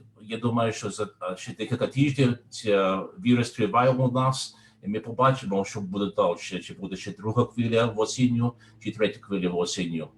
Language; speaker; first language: Ukrainian; non-native, learner; English